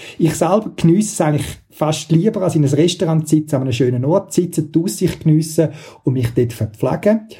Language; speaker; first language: German; native; German